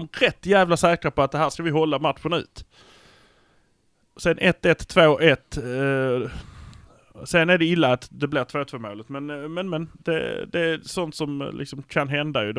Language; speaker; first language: Swedish; native; Swedish